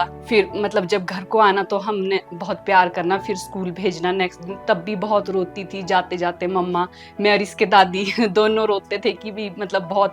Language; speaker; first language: Hindi; native; Hindi